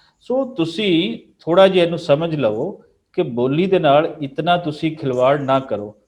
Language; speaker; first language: Punjabi; native; Punjabi